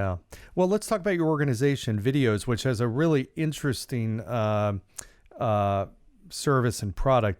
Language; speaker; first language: English; native; English